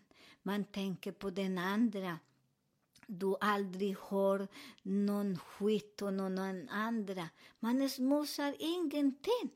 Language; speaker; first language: Swedish; non-native, learner; Spanish